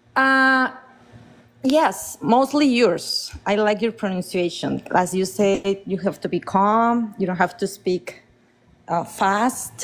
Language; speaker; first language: English; non-native, fluent; Spanish